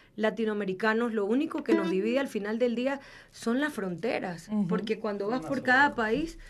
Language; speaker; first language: Spanish; native; Spanish